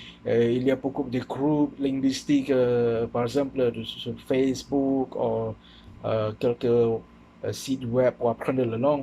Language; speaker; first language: French; non-native, learner; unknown